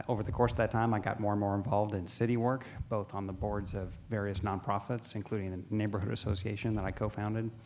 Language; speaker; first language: English; native; English